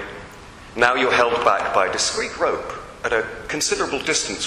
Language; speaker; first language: English; native; English